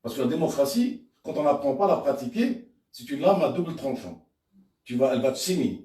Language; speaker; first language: French; non-native, local second language; Arabic